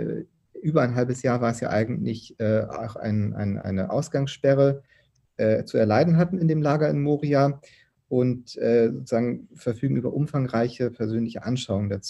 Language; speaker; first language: German; native; German